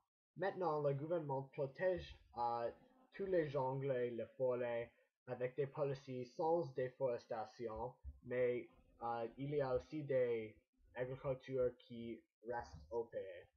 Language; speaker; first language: French; non-native, learner; English